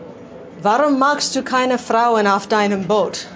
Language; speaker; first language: German; non-native, learner; English